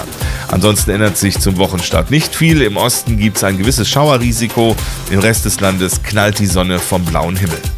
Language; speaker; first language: German; native; German